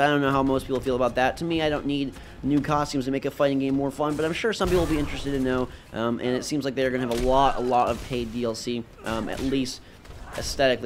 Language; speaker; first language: English; native; English